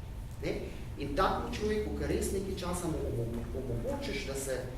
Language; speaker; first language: Slovenian; early bilingual, heritage; Arabic